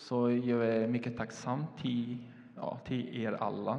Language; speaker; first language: Swedish; non-native, fluent; Portuguese